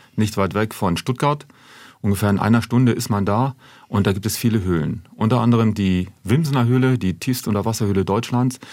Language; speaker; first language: German; native; German